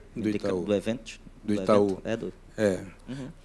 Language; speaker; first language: Portuguese; native; Portuguese